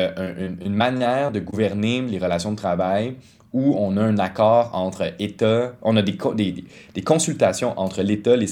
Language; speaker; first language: French; native; French